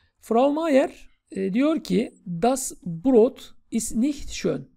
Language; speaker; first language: German; non-native, fluent; Turkish